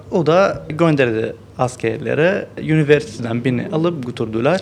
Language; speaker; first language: Turkish; non-native, learner; Arabic